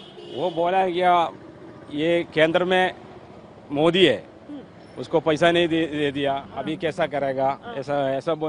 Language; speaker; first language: Hindi; non-native, local second language; Malayalam